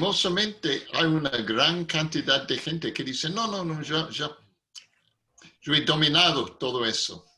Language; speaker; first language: Spanish; non-native, fluent; English